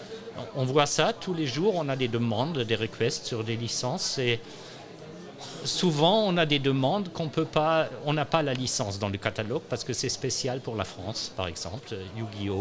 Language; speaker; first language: French; non-native, learner; German